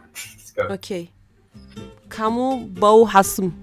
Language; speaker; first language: English; non-native, learner; Turkish